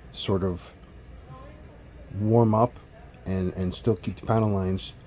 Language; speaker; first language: English; native; English